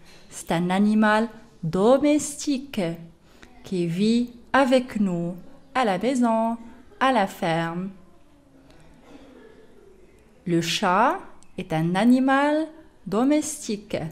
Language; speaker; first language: French; non-native, local second language; Arabic